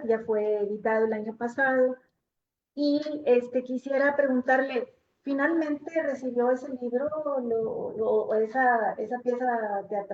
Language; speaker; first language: Spanish; native; Spanish